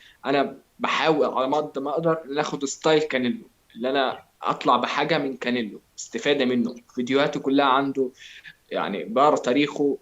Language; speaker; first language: Arabic; native; Arabic